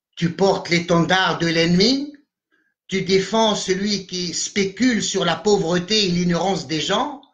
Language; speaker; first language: French; non-native, local second language; Arabic